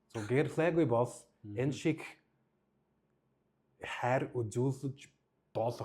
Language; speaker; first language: Mongolian; early bilingual, heritage; English